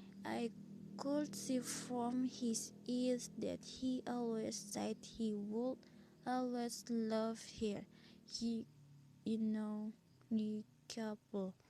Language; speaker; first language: English; non-native, learner; Indonesian